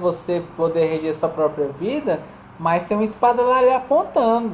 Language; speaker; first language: Portuguese; native; Portuguese